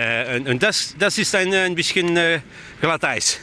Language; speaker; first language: German; non-native, local second language; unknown